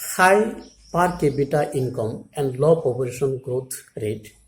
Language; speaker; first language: English; non-native, local second language; Assamese